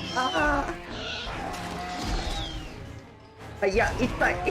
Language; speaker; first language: Japanese; non-native, learner; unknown